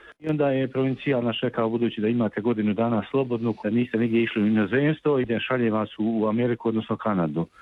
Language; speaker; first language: Croatian; native; Croatian